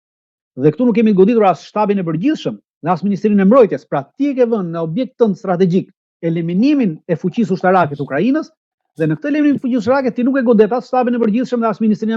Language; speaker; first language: Albanian; native; Albanian